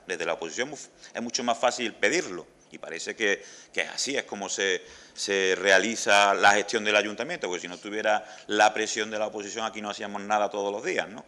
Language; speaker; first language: Spanish; native; Spanish